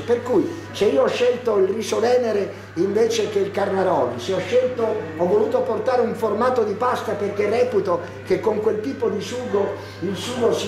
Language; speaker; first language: Italian; native; Italian